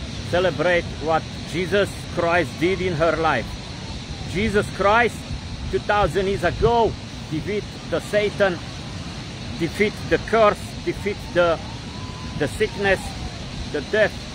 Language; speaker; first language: English; non-native, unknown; Romanian